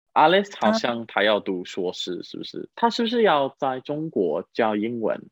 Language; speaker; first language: Chinese; non-native, fluent; English